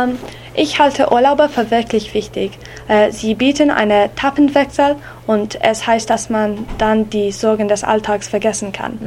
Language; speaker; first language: German; non-native, learner; English